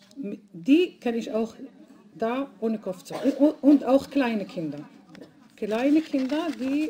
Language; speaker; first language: German; non-native, fluent; Arabic